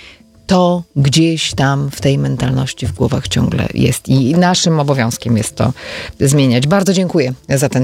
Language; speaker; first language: Polish; native; Polish